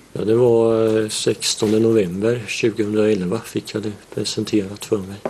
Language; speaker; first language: Swedish; native; Swedish